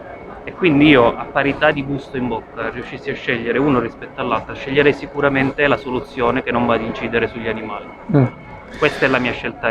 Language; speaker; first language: Italian; native; Italian